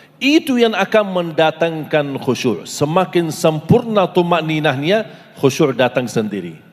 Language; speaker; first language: Malay; non-native, fluent; Arabic